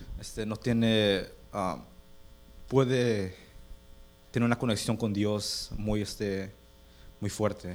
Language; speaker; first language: Spanish; early bilingual, heritage; Spanish